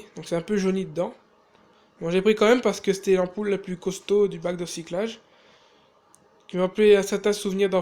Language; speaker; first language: French; native; French